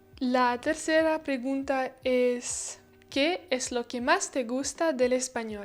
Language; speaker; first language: Spanish; non-native, learner; Russian